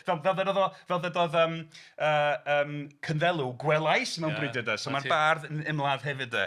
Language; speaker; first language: Welsh; native; Welsh